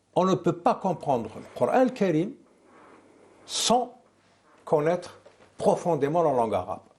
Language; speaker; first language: French; non-native, local second language; Arabic